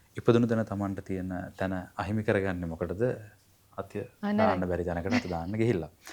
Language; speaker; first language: Sinhala; native; Sinhala